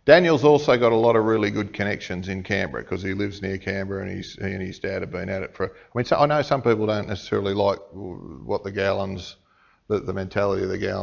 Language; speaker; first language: English; native; English